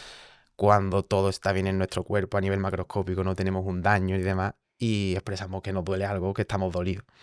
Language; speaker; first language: Spanish; native; Spanish